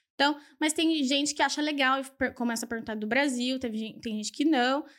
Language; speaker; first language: Portuguese; early bilingual, other home language; Spanish